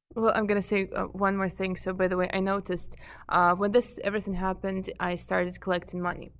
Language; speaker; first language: English; non-native, fluent; Ukrainian